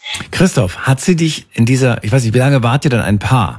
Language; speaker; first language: German; native; German